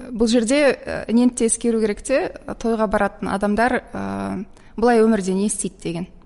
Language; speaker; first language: Kazakh; native; Kazakh